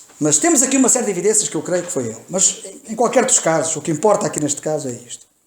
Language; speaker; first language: Portuguese; native; Portuguese